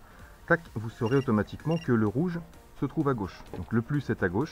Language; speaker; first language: French; native; French